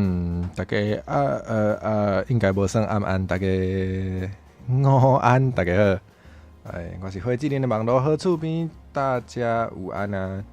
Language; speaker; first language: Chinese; native; Chinese